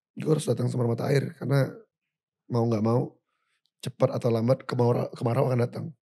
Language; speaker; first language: Indonesian; native; Indonesian